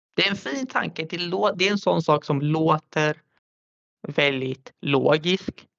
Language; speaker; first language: Swedish; early bilingual, other home language; Arabic